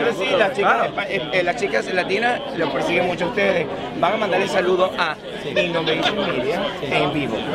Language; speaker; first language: Spanish; native; Spanish